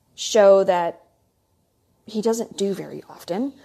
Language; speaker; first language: English; native; English